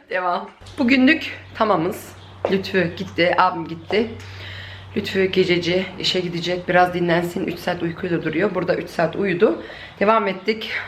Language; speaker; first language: Turkish; early bilingual, heritage; Turkish